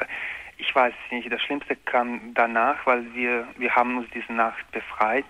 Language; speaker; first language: German; non-native, learner; Croatian